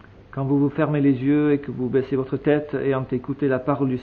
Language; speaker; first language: French; native; French